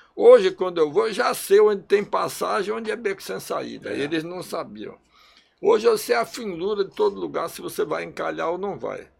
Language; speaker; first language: Portuguese; early bilingual, other home language; Russian